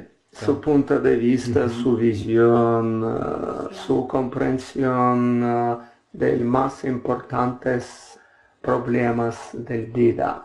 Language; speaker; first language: Spanish; non-native, learner; Russian